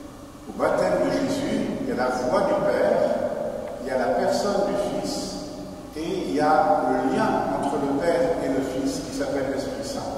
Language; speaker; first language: French; native; French